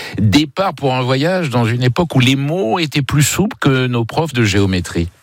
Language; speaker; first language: French; native; French